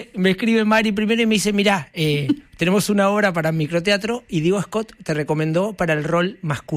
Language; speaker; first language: Spanish; native; Spanish